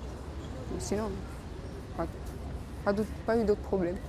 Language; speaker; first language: French; early bilingual, other home language; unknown